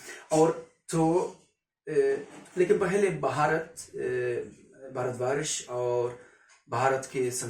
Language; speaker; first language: Hindi; non-native, learner; Swedish